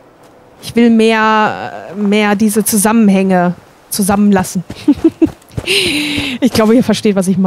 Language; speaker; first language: German; native; German